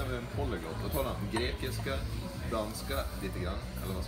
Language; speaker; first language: Swedish; native; Swedish